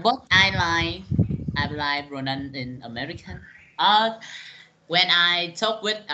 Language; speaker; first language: English; non-native, learner; Vietnamese